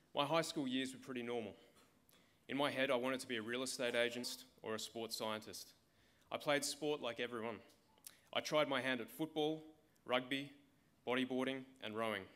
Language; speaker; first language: English; native; English